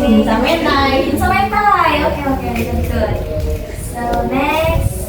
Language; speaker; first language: English; non-native, learner; Indonesian